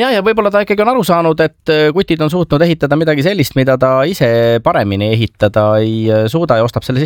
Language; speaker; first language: Estonian; native; Estonian